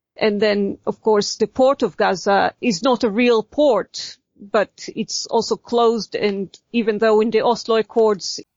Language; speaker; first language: English; non-native, fluent; Hebrew